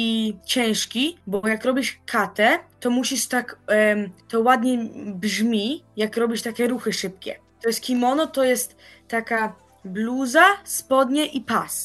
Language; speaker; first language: Polish; early bilingual, heritage; Polish